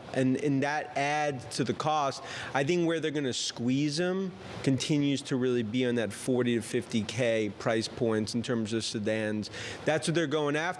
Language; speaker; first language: English; native; English